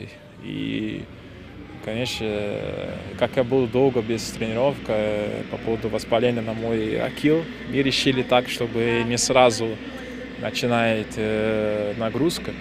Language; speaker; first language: Russian; non-native, fluent; Portuguese